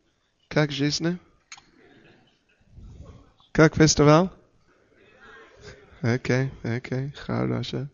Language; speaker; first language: Russian; non-native, learner; English